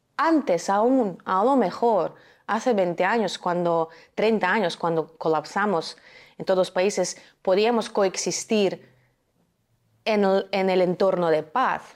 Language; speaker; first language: Spanish; non-native, fluent; Ukrainian